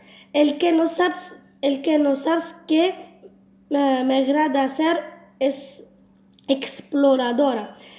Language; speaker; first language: Catalan; non-native, learner; Arabic